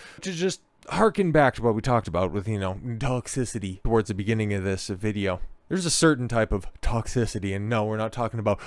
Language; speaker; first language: English; native; English